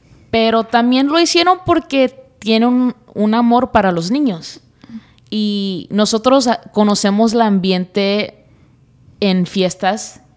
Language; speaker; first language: Spanish; early bilingual, heritage; Spanish